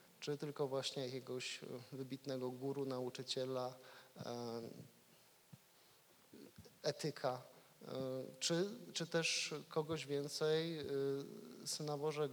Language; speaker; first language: Polish; native; Polish